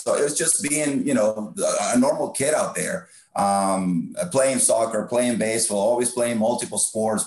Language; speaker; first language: English; non-native, fluent; Spanish